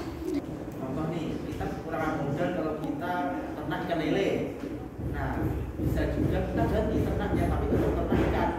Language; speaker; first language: Indonesian; native; Indonesian